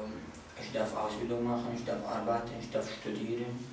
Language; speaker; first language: German; non-native, fluent; Kurdish